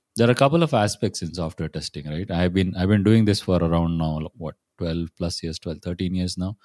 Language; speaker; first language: English; non-native, local second language; Marathi